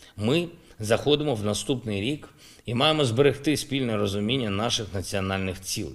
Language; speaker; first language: Ukrainian; non-native, local second language; Russian